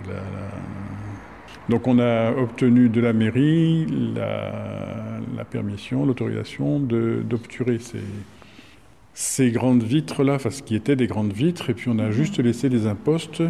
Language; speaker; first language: French; native; French